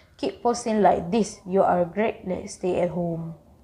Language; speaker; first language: English; non-native, local second language; Malay